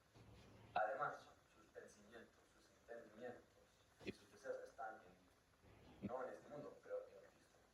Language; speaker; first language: Spanish; non-native, fluent; English